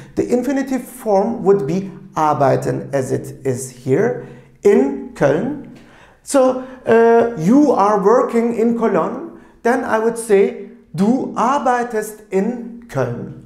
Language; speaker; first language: English; non-native, fluent; Turkish